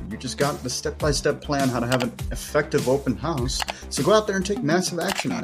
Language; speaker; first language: English; native; English